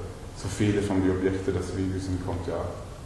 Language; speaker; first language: German; non-native, learner; Swedish